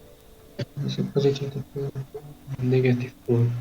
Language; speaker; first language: English; non-native, learner; Tajik